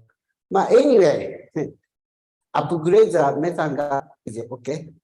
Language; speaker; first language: English; non-native, learner; Japanese